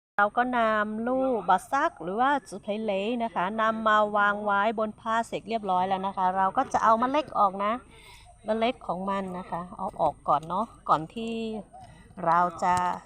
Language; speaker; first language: Thai; non-native, local second language; Hmong